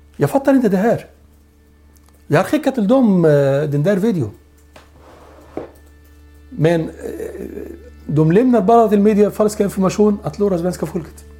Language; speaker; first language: Swedish; non-native, local second language; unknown